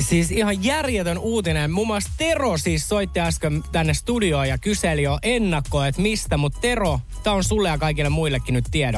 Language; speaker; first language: Finnish; native; Finnish